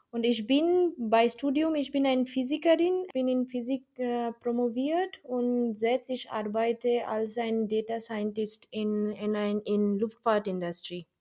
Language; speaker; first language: German; non-native, learner; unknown